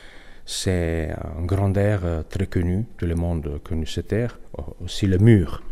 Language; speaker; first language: French; non-native, learner; Italian